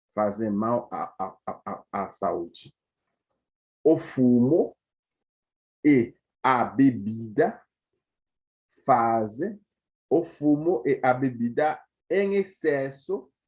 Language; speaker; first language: Portuguese; non-native, fluent; Haitian Creole